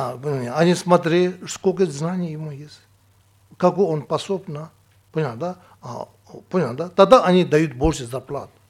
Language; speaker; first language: Russian; non-native, fluent; Tibetan